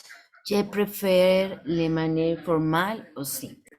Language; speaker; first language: French; non-native, learner; Spanish